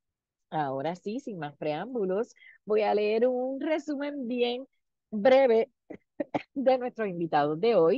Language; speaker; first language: Spanish; native; Spanish